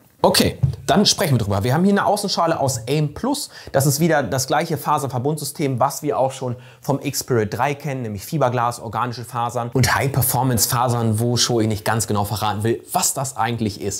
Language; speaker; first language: German; native; German